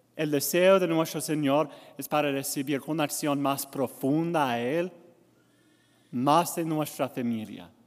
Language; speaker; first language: Spanish; non-native, learner; English